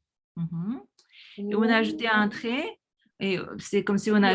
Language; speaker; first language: French; non-native, fluent; Korean